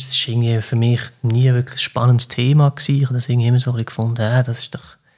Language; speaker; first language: German; native; German